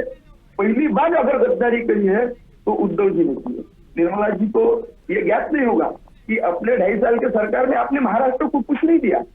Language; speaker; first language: Hindi; non-native, local second language; Marathi